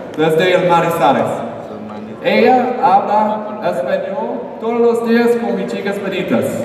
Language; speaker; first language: Spanish; non-native, learner; English